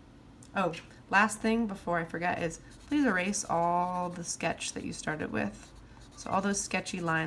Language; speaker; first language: English; native; English